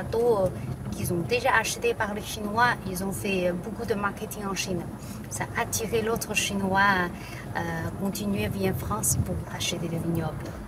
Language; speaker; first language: French; non-native, fluent; Chinese